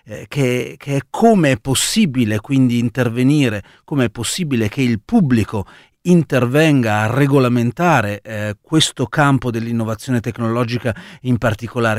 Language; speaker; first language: Italian; native; Italian